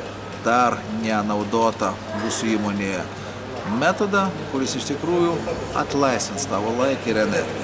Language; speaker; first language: Lithuanian; native; Lithuanian